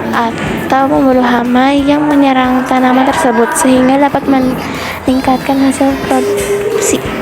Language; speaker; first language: Indonesian; native; Indonesian